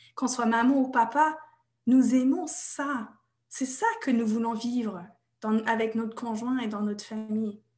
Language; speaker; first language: French; non-native, fluent; English